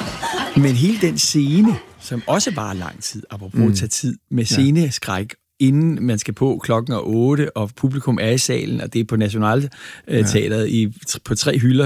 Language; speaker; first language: Danish; native; Danish